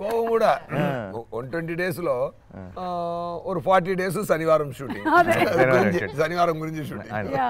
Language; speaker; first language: Telugu; non-native, local second language; Tamil